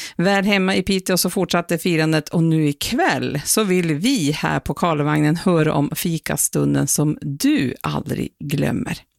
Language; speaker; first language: Swedish; native; Swedish